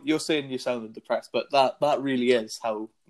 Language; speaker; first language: English; native; English